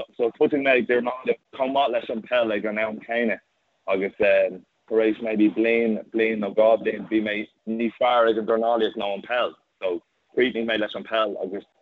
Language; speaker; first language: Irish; non-native, local second language; English